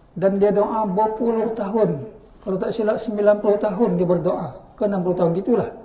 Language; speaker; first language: Malay; native; Malay